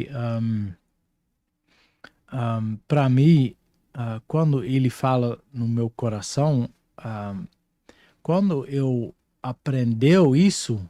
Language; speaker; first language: Portuguese; non-native, fluent; Dutch